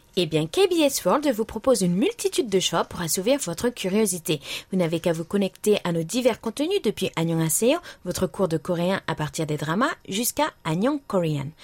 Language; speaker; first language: French; native; French